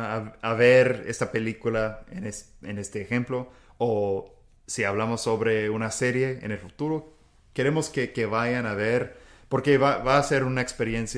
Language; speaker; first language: Spanish; non-native, fluent; English